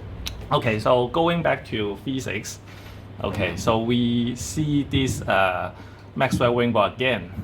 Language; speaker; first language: English; non-native, fluent; Chinese